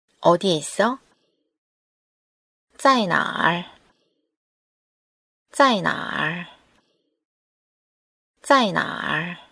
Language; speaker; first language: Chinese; non-native, fluent; Korean